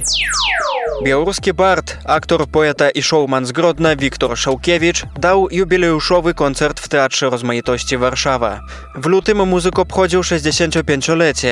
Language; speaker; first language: Polish; native; Polish